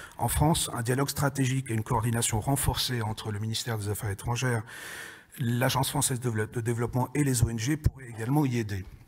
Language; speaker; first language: French; native; French